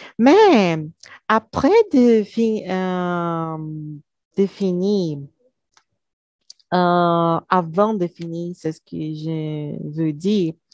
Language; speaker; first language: French; non-native, learner; Portuguese